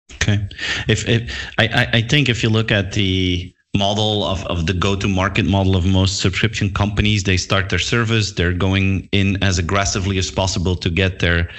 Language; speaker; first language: English; non-native, fluent; Dutch